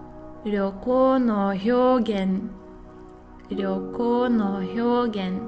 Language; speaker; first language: Japanese; non-native, fluent; English